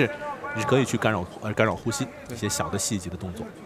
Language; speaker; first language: Chinese; native; Chinese